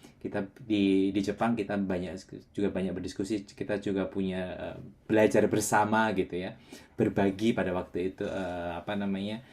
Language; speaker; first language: Indonesian; non-native, local second language; Javanese